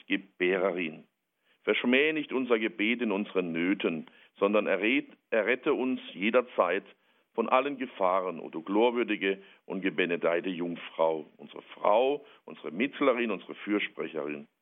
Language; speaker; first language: German; native; German